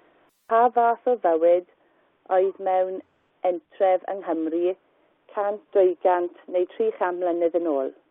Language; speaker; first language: Welsh; non-native, learner; English